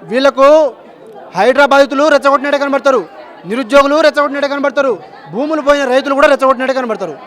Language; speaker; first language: Telugu; non-native, local second language; Lambadi